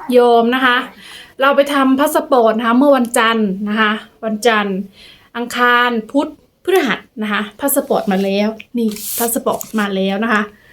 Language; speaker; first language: Thai; native; Thai